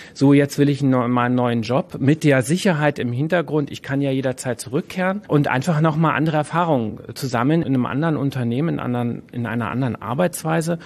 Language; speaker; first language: German; native; German